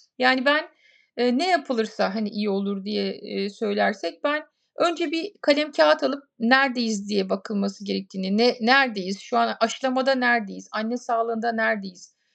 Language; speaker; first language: Turkish; native; Turkish